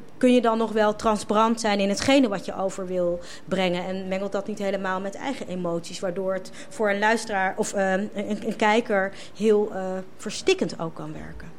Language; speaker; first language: Dutch; native; Dutch